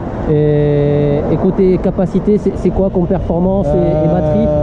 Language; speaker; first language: French; native; French